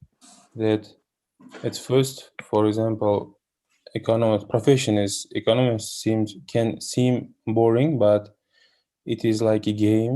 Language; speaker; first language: English; non-native, learner; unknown